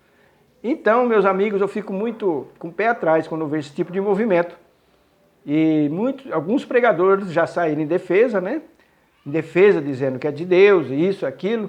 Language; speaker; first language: Portuguese; native; Portuguese